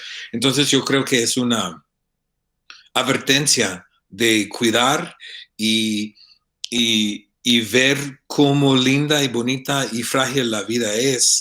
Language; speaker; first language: Spanish; non-native, fluent; English